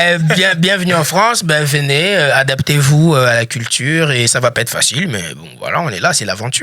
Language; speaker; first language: French; native; French